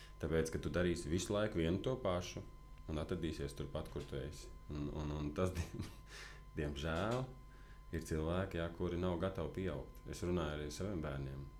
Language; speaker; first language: Latvian; native; Latvian